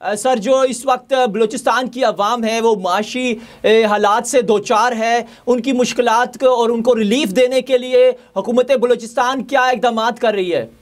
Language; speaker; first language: Urdu; native; Urdu